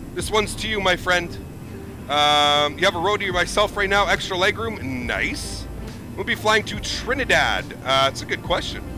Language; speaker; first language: English; native; English